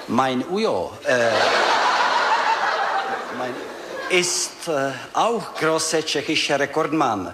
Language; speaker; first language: German; non-native, learner; Czech